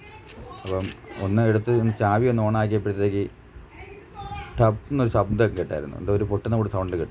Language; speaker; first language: Malayalam; native; Malayalam